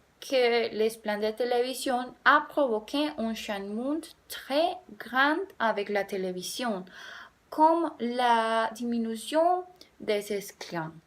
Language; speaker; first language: French; non-native, learner; Spanish